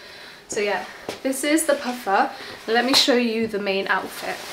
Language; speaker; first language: English; native; English